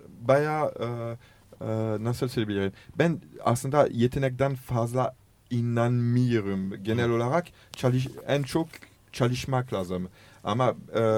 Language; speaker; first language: Turkish; non-native, learner; French